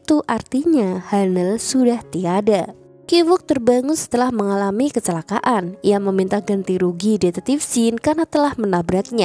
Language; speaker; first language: Indonesian; native; Indonesian